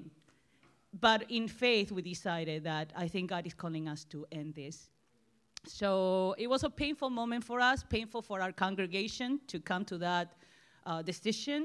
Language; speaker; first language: English; non-native, fluent; Spanish